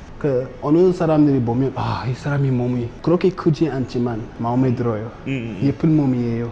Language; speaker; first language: Korean; non-native, learner; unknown